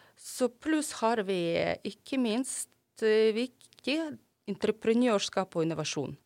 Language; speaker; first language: Norwegian; non-native, fluent; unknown